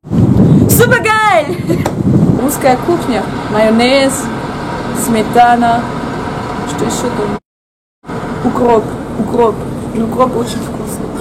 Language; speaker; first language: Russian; non-native, learner; German